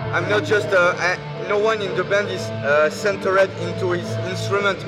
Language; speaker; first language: English; non-native, fluent; French